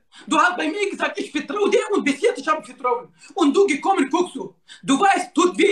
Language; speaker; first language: German; non-native, learner; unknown